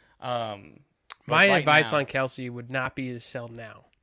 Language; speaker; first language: English; native; English